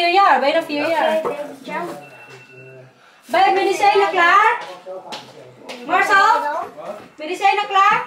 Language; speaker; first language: Dutch; non-native, learner; Filipino